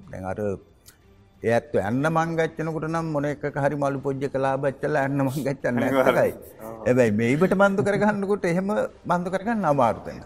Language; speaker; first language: Sinhala; native; Sinhala